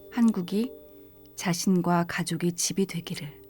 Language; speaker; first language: Korean; native; Korean